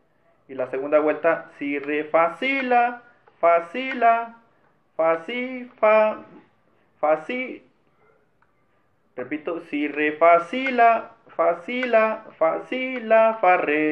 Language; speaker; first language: Spanish; native; Spanish